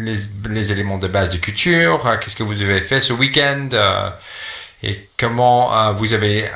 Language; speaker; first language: French; non-native, fluent; English